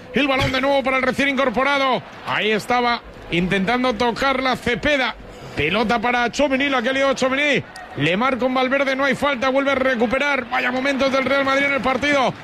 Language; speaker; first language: Spanish; native; Spanish